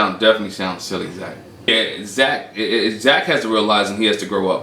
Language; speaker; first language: English; native; English